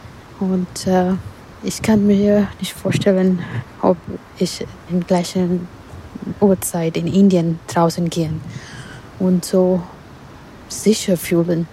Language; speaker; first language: German; non-native, learner; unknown